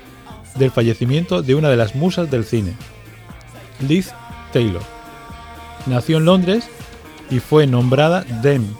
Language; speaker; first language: Spanish; native; Spanish